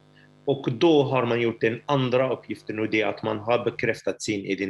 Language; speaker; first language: Swedish; non-native, fluent; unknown